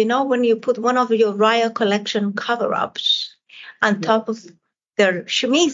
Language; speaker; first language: English; non-native, fluent; Persian